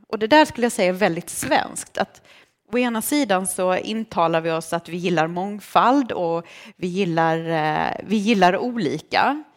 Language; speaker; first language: Swedish; early bilingual, other home language; Romanian